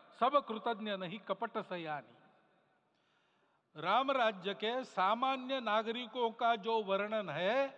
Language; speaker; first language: Hindi; non-native, local second language; Marathi